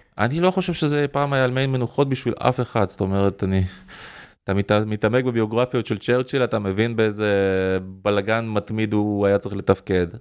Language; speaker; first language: Hebrew; early bilingual, other home language; Russian